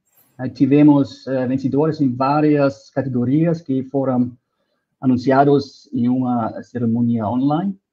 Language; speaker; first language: Portuguese; non-native, fluent; German